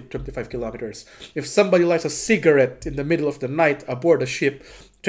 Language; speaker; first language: English; non-native, local second language; Filipino